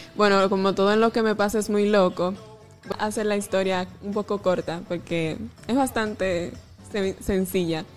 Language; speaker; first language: Spanish; native; Spanish